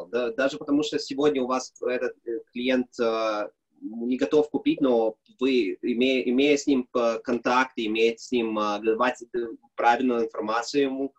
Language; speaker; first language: Russian; early bilingual, heritage; Russian